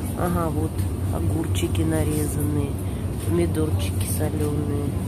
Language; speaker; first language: Russian; native; Russian